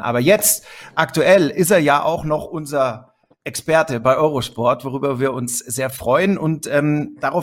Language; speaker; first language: German; native; German